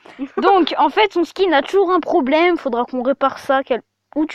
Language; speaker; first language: French; native; French